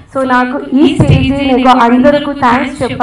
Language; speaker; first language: Telugu; non-native, learner; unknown